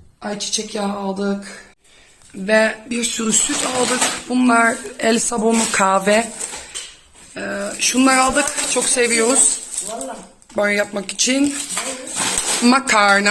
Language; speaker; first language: Turkish; non-native, fluent; Dutch